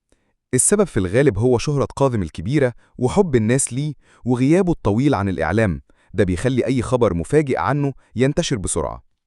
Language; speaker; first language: Arabic; native; Arabic